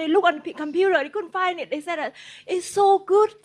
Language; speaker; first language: English; non-native, learner; Vietnamese